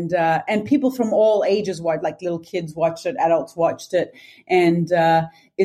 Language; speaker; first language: English; native; English